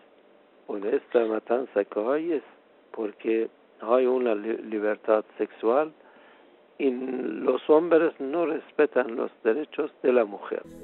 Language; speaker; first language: Spanish; non-native, fluent; Persian